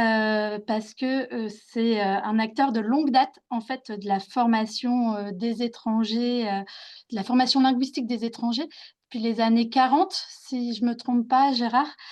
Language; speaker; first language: French; native; French